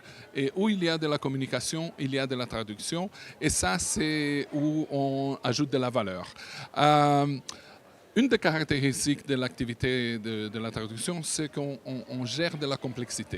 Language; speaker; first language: French; non-native, fluent; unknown